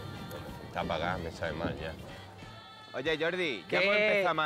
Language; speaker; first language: Spanish; native; Spanish